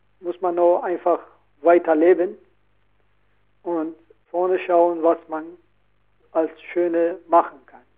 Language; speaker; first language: German; non-native, learner; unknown